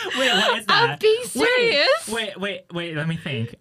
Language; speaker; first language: English; early bilingual, other home language; Chinese